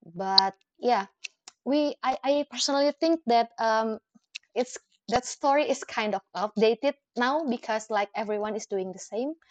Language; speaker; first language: English; non-native, fluent; Indonesian